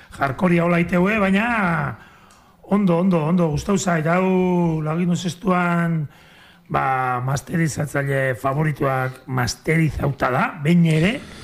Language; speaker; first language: Basque; native; Basque